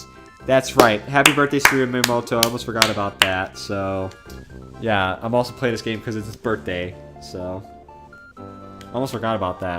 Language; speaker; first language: English; native; English